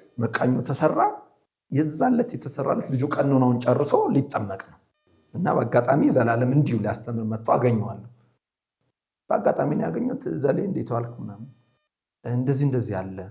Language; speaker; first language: Amharic; native; Amharic